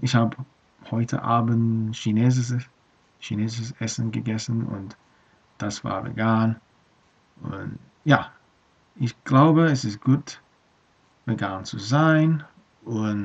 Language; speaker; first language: German; non-native, learner; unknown